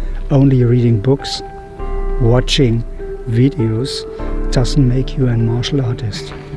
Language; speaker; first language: English; non-native, fluent; German